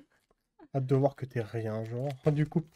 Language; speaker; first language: French; native; French